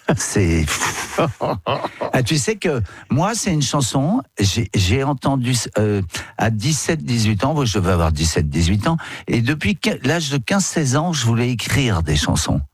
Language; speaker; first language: French; native; French